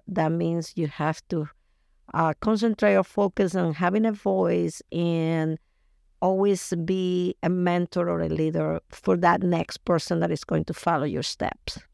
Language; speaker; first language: English; non-native, fluent; Spanish